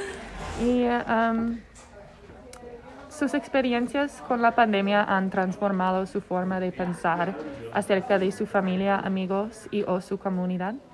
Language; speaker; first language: Spanish; non-native, learner; English